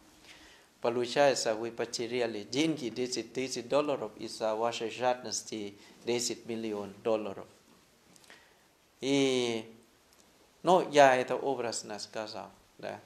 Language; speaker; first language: Russian; non-native, fluent; Thai